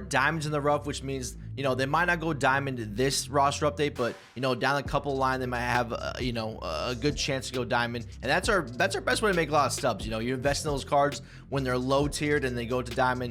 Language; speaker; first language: English; native; English